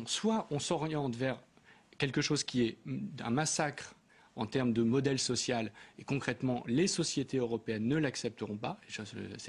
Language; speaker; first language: French; native; French